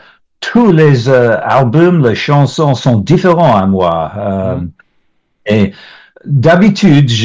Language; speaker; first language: French; non-native, learner; English